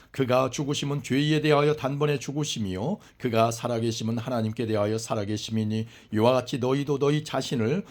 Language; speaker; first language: Korean; native; Korean